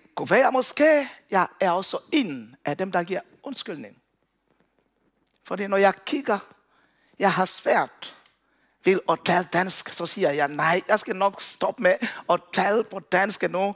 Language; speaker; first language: Danish; non-native, learner; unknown